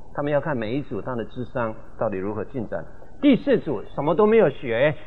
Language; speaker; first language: Chinese; non-native, local second language; Min Nan Chinese